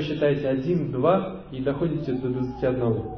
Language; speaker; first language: Russian; native; Russian